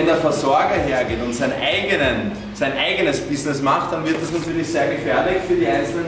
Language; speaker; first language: German; native; German